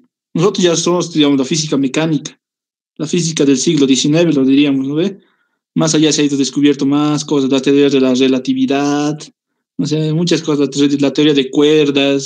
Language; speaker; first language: Spanish; native; Spanish